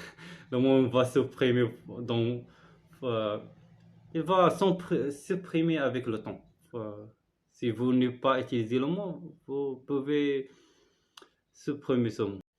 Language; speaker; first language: French; non-native, learner; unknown